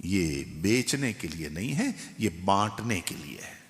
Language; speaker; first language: Hindi; non-native, local second language; Gujarati